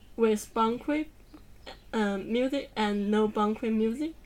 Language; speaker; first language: English; non-native, learner; Chinese